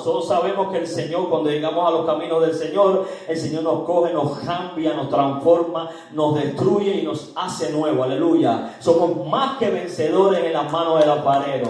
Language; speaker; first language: Spanish; native; Spanish